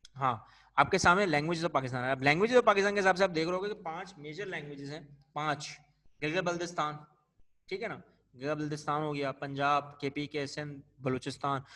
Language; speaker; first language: Urdu; native; Urdu